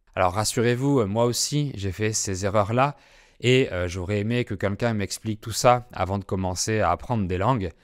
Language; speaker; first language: French; native; French